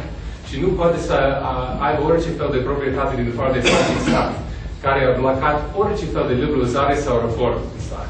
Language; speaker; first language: Romanian; non-native, fluent; English